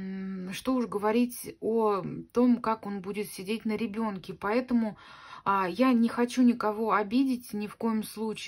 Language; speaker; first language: Russian; native; Russian